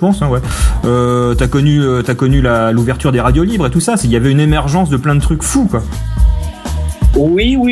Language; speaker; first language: French; native; French